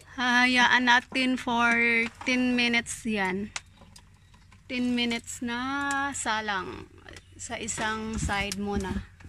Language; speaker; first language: Filipino; non-native, local second language; Cebuano